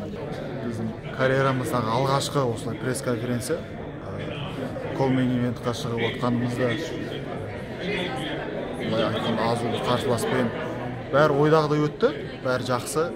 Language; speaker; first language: Kazakh; native; Kazakh